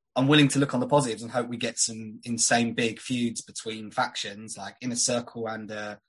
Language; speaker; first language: English; native; English